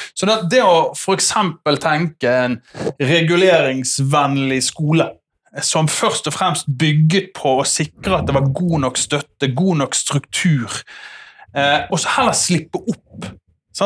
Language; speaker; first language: Norwegian; native; Norwegian